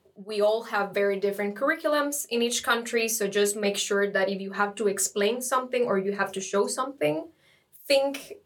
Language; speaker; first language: English; non-native, fluent; Spanish